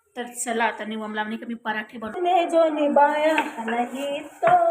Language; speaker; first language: Marathi; non-native, local second language; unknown